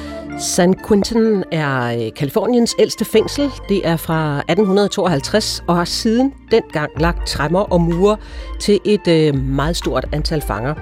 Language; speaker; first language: Danish; native; Danish